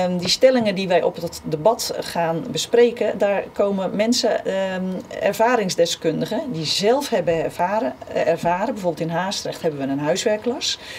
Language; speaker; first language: Dutch; native; Dutch